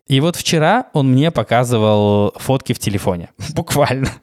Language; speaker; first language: Russian; native; Russian